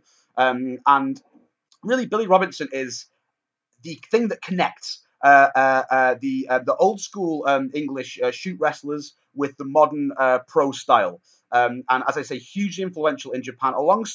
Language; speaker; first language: English; native; English